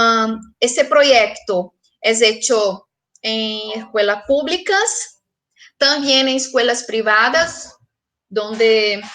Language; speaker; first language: Spanish; non-native, fluent; Portuguese